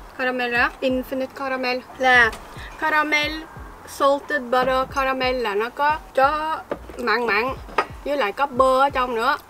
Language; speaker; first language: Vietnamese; early bilingual, heritage; Vietnamese